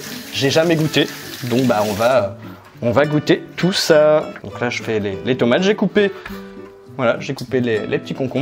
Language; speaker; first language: French; native; French